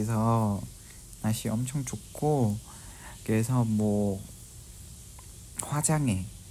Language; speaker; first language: Korean; non-native, fluent; Vietnamese